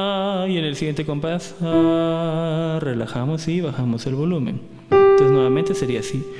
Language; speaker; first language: Spanish; native; Spanish